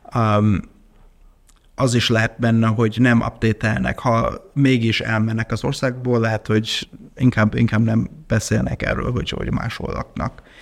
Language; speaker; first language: Hungarian; non-native, fluent; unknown